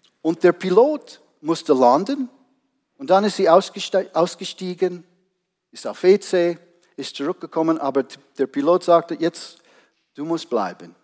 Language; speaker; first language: German; non-native, fluent; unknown